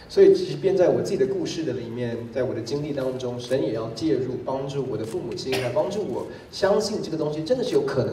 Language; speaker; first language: Chinese; native; Chinese